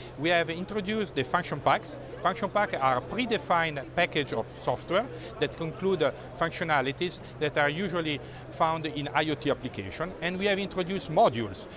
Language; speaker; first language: English; non-native, fluent; Italian